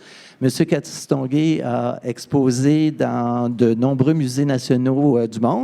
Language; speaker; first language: French; native; French